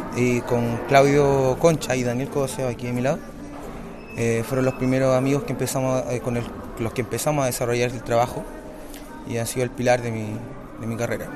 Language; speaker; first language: Spanish; native; Spanish